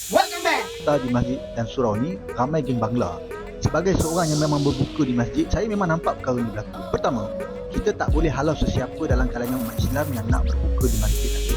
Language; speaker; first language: Malay; native; Malay